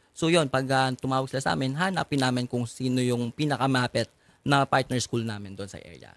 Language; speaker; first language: Filipino; native; Filipino